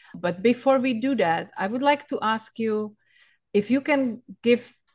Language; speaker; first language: English; non-native, fluent; Czech